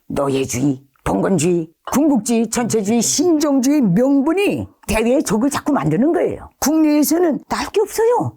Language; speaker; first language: Korean; native; Korean